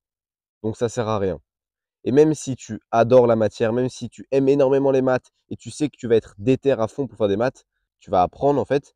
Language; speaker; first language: French; native; French